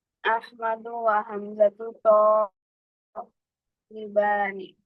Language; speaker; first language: Arabic; non-native, learner; Bangla